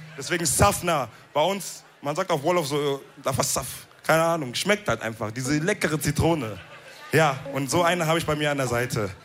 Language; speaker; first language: German; early bilingual, other home language; Wolof